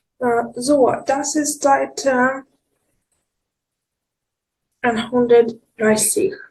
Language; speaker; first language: German; non-native, learner; Ukrainian